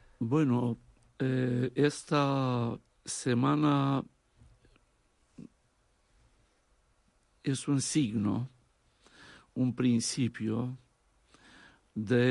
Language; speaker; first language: Spanish; non-native, fluent; Romanian